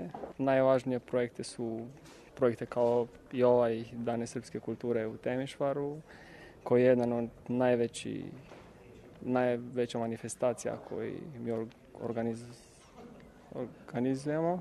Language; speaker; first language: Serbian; non-native, learner; Romanian